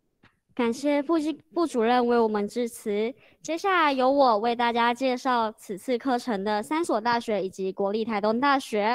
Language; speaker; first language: Chinese; native; Chinese